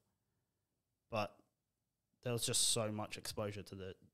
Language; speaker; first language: English; native; English